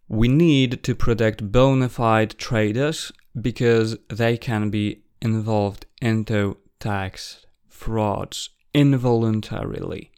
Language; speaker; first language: English; non-native, fluent; Polish